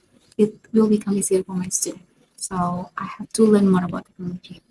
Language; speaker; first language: English; non-native, fluent; Indonesian